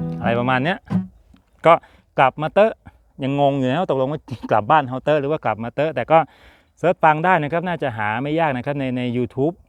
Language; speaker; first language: Thai; native; Thai